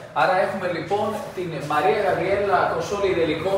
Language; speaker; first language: Greek; native; Greek